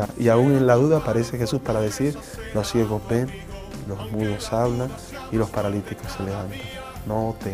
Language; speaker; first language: Spanish; native; Spanish